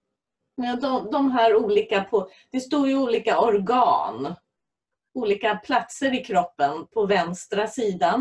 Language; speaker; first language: Swedish; native; Swedish